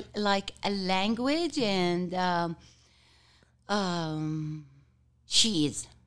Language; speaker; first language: English; non-native, learner; Arabic